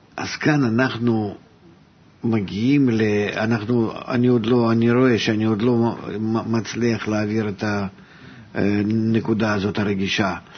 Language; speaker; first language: Hebrew; non-native, fluent; Russian